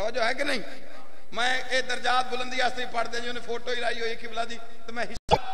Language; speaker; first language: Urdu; non-native, local second language; Punjabi